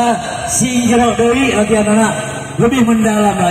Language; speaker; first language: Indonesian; non-native, local second language; Sundanese